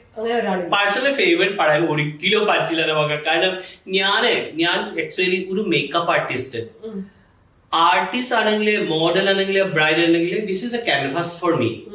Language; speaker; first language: Malayalam; non-native, fluent; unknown